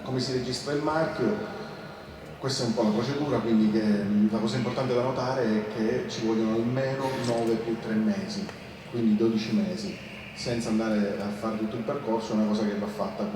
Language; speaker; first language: Italian; native; Italian